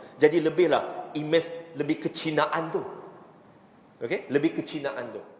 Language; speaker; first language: Malay; non-native, local second language; Chinese